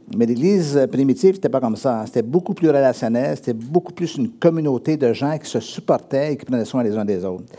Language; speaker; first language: French; native; French